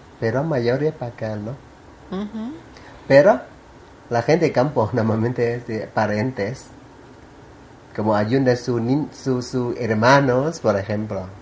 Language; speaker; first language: Spanish; non-native, learner; Thai